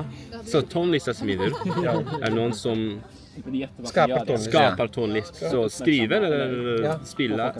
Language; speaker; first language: Swedish; non-native, learner; Cantonese